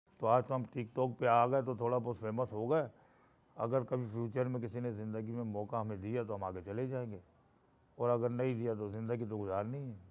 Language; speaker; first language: Urdu; native; Urdu